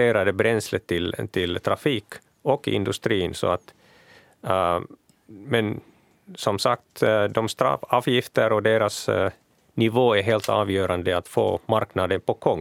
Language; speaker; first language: Swedish; non-native, local second language; Finnish